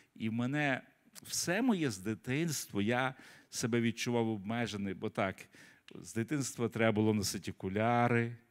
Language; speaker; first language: Ukrainian; native; Ukrainian